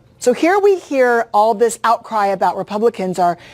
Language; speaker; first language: English; native; English